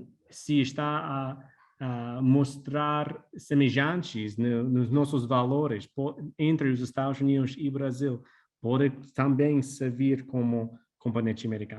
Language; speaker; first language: Portuguese; non-native, fluent; English